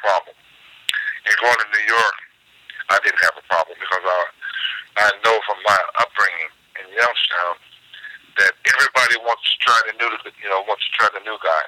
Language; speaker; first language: English; native; English